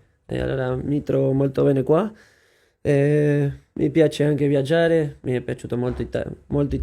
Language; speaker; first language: Italian; non-native, fluent; Spanish